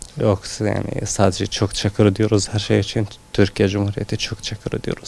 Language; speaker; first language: Turkish; non-native, learner; Arabic